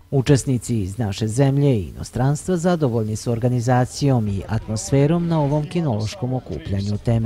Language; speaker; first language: Serbian; native; Serbian